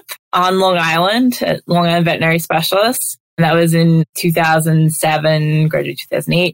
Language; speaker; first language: English; native; English